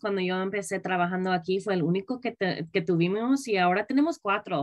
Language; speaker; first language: Spanish; early bilingual, other home language; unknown